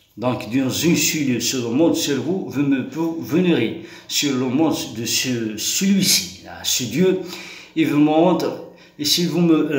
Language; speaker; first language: French; non-native, local second language; Kabyle